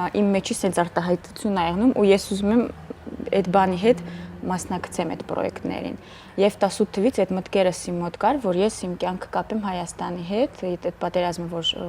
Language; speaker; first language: Armenian; early bilingual, heritage; Armenian